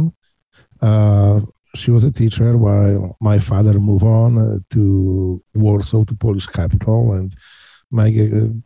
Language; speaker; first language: English; non-native, fluent; Polish